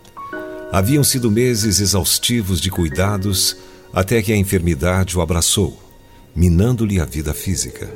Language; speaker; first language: Portuguese; native; Portuguese